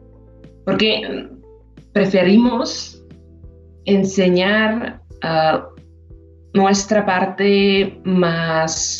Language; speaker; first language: Spanish; non-native, fluent; Slovak